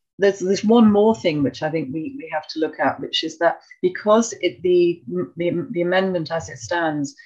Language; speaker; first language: English; native; English